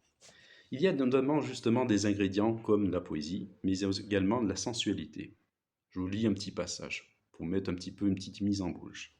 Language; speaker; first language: French; native; French